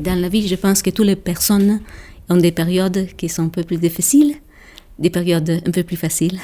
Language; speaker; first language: French; non-native, local second language; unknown